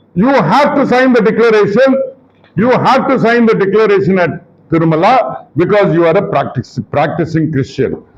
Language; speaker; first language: English; non-native, local second language; Telugu